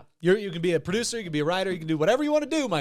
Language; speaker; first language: English; native; English